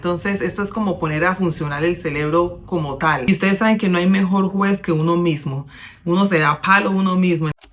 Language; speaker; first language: Spanish; native; Spanish